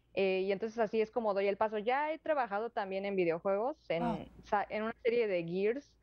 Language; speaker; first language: Spanish; native; Spanish